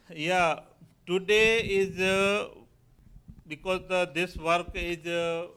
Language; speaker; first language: English; non-native, local second language; Kachhi